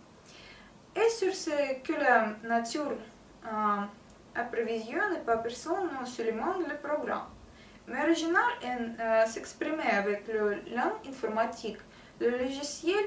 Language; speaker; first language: French; non-native, learner; Russian